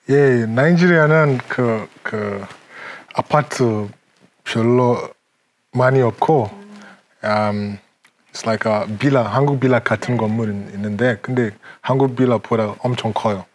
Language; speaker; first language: Korean; non-native, fluent; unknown